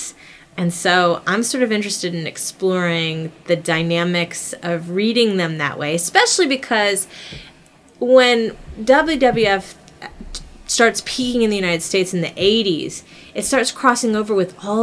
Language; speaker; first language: English; native; English